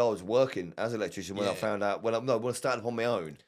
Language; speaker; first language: English; native; English